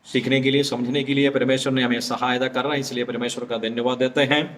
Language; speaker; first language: Hindi; non-native, local second language; Malayalam